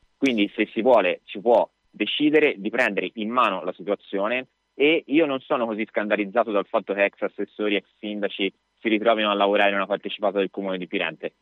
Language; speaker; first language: Italian; native; Italian